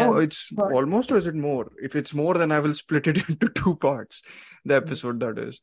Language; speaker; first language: English; non-native, local second language; Hindi